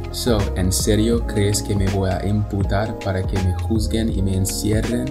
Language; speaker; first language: Spanish; non-native, fluent; English